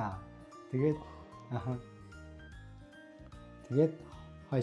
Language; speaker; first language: Mongolian; non-native, fluent; Japanese